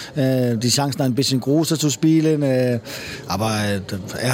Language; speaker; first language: German; non-native, fluent; Danish